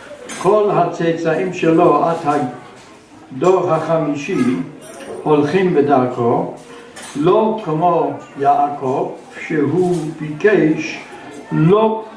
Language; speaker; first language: Hebrew; non-native, fluent; German